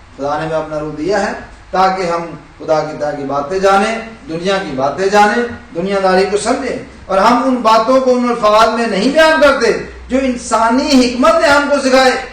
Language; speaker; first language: Urdu; non-native, local second language; Punjabi